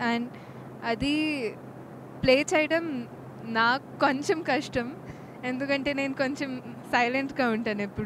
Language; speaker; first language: Telugu; non-native, fluent; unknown